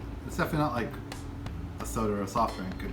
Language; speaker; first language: English; native; English